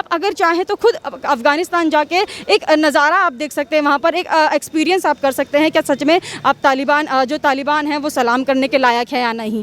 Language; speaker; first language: Hindi; native; Hindi